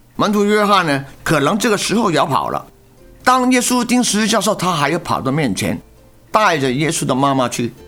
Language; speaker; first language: Chinese; non-native, local second language; Cantonese